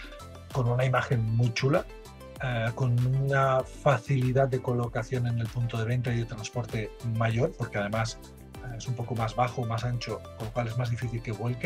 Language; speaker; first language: Spanish; native; Spanish